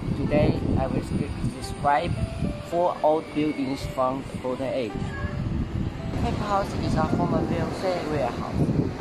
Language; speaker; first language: English; non-native, learner; Chinese